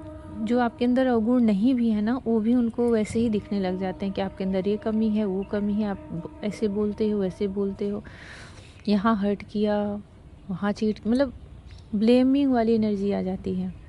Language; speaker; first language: Hindi; native; Hindi